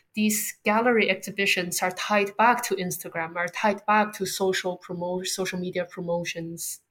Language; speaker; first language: English; non-native, fluent; Chinese